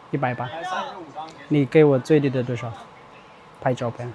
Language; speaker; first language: Chinese; non-native, fluent; Amharic